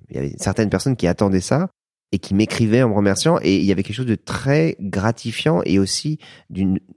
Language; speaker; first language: French; native; French